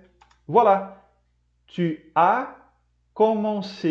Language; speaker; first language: French; non-native, fluent; Portuguese